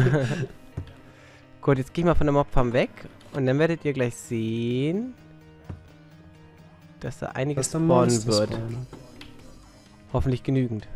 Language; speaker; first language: German; native; German